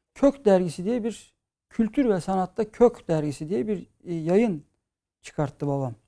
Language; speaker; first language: Turkish; native; Turkish